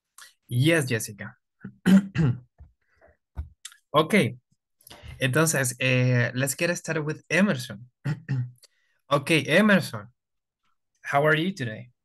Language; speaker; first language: English; non-native, fluent; Spanish